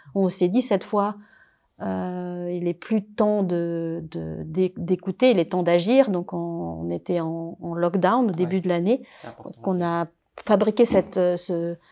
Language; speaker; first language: French; native; French